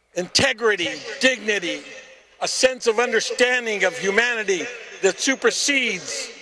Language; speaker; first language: English; early bilingual, other home language; Spanish